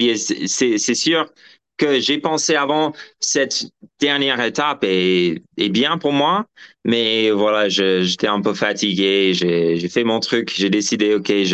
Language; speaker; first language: French; non-native, fluent; English